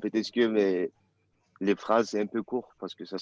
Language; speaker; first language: French; non-native, learner; Turkish